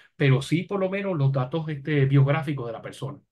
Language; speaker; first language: Spanish; native; Spanish